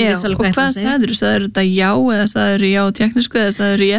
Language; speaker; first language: Icelandic; native; Icelandic